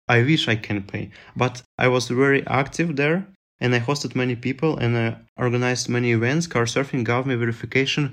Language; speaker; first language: English; non-native, fluent; Russian